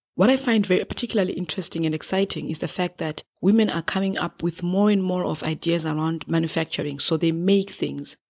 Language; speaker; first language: English; non-native, local second language; Shona